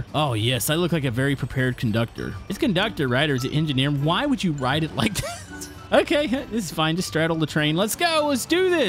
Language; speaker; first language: English; native; English